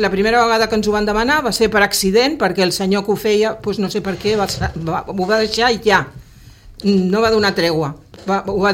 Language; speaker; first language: Catalan; native; Catalan